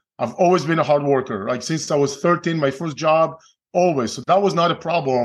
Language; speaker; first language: English; non-native, fluent; Hebrew